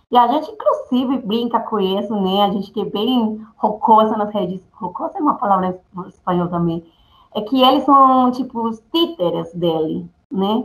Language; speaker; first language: Portuguese; non-native, fluent; Spanish